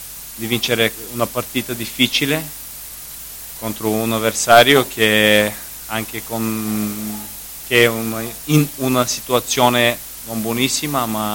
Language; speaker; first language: Italian; non-native, fluent; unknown